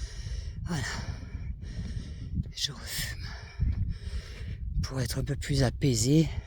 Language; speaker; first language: French; native; French